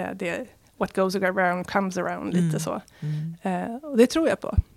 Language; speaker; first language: Swedish; early bilingual, other home language; Arabic